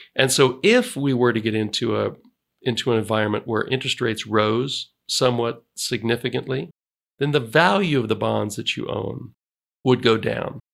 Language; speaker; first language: English; native; English